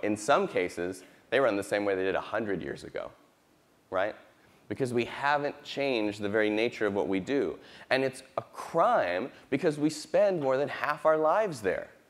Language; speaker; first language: English; native; English